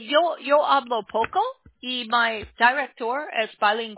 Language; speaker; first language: Spanish; non-native, learner; English